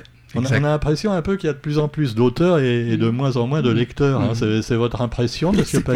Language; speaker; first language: French; native; French